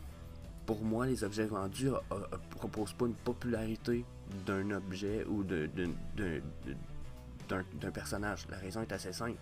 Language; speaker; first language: French; native; French